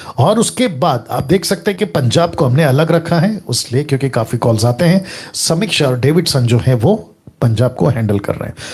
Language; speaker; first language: Hindi; native; Hindi